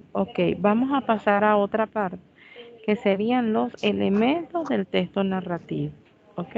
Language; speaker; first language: Spanish; native; Spanish